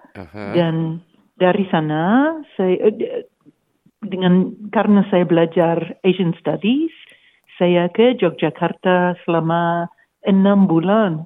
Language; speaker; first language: Indonesian; non-native, learner; English